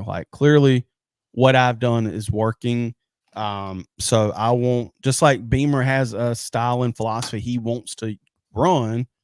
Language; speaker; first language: English; native; English